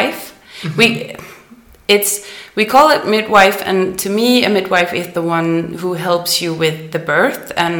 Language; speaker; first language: English; non-native, fluent; Danish